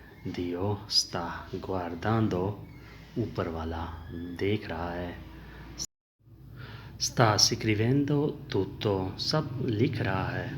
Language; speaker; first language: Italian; non-native, learner; Urdu